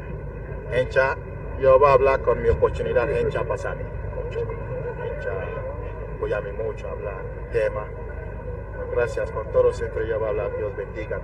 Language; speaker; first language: Spanish; non-native, learner; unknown